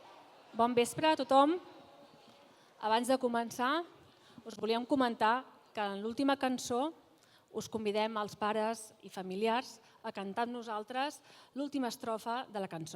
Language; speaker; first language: Catalan; native; Catalan